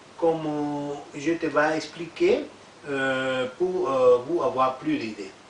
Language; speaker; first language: French; non-native, learner; Italian